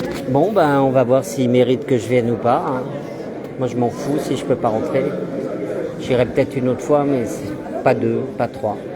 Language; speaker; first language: French; native; French